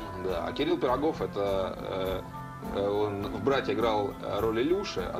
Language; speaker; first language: Russian; native; Russian